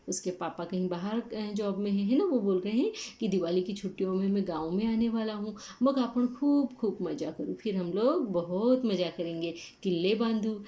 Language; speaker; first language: Hindi; non-native, local second language; Marathi